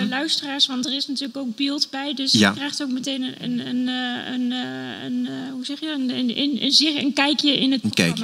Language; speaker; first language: Dutch; native; Dutch